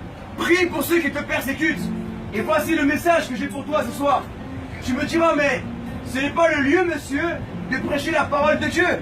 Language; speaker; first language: French; native; French